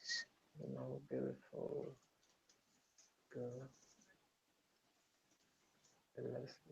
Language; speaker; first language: English; non-native, learner; Persian